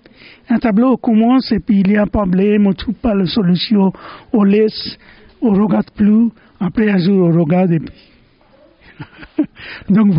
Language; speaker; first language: French; non-native, fluent; Bangla